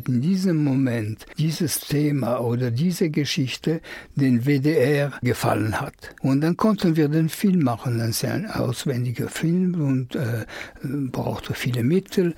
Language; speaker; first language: German; non-native, fluent; French